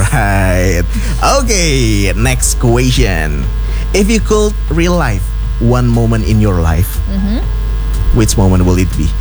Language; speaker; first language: English; non-native, fluent; Indonesian